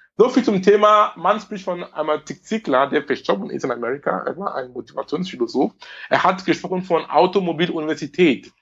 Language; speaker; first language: German; non-native, fluent; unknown